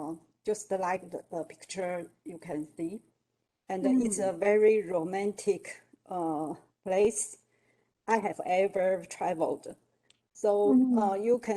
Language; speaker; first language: English; non-native, learner; Chinese